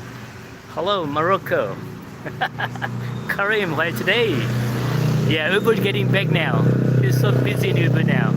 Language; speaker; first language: English; non-native, learner; Indonesian